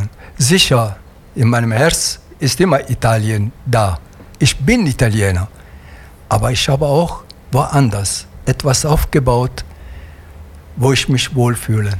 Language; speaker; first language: German; non-native, fluent; Italian